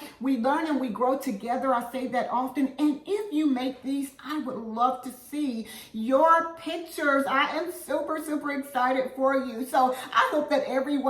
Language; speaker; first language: English; native; English